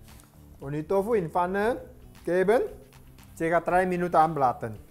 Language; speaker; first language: German; non-native, learner; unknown